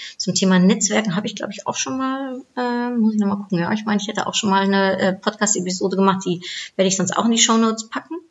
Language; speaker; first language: German; non-native, fluent; Dutch